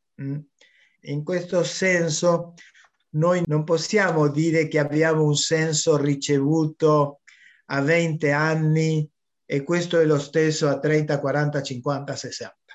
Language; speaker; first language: Italian; non-native, fluent; Spanish